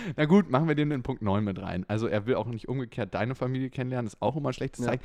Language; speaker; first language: German; native; German